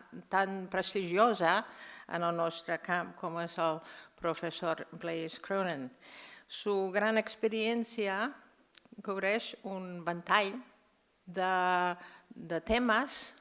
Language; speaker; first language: Catalan; non-native, fluent; English